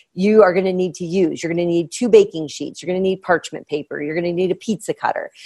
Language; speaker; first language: English; native; English